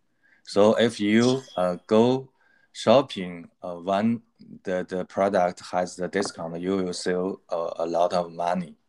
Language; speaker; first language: English; non-native, learner; Chinese